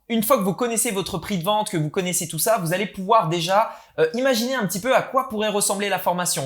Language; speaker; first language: French; native; French